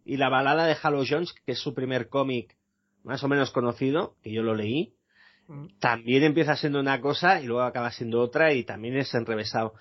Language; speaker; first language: Spanish; native; Spanish